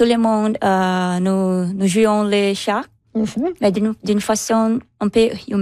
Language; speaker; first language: French; non-native, learner; Portuguese